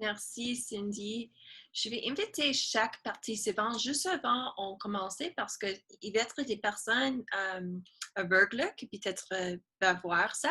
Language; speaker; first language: French; non-native, learner; English